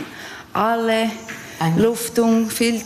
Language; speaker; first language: German; non-native, learner; Portuguese